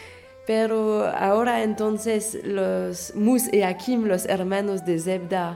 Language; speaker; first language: Spanish; non-native, fluent; French